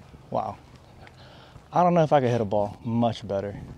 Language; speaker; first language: English; early bilingual, other home language; Korean